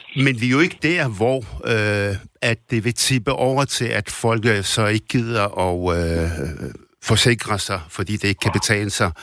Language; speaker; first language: Danish; early bilingual, other home language; Arabic